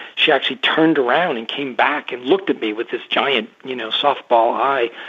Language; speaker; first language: English; native; English